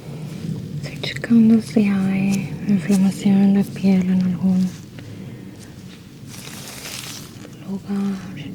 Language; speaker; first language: Spanish; early bilingual, heritage; Spanish